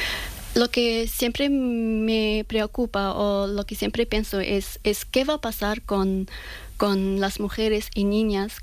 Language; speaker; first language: Spanish; non-native, learner; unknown